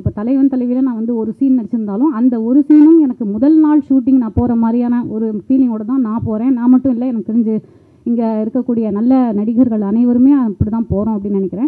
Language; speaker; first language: Tamil; native; Tamil